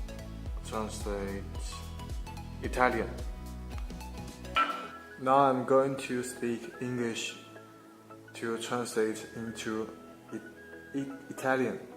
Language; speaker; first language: English; non-native, learner; Chinese